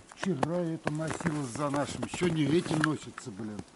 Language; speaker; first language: Russian; native; Russian